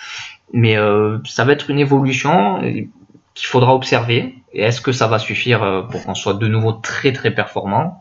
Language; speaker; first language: French; native; French